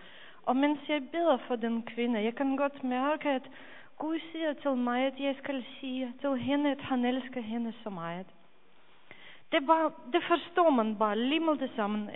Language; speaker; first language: Danish; non-native, fluent; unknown